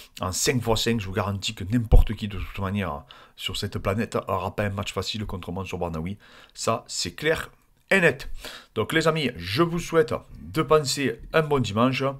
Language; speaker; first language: French; native; French